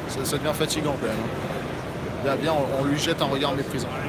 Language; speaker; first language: French; native; French